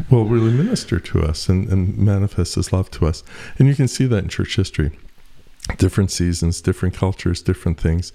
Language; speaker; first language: English; native; English